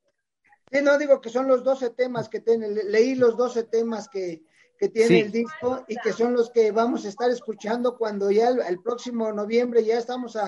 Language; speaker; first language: Spanish; native; Spanish